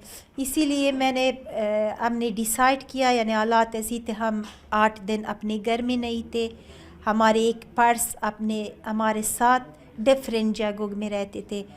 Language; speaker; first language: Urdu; non-native, learner; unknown